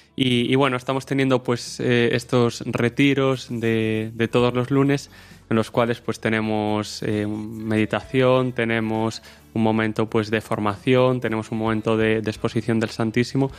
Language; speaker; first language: Spanish; native; Spanish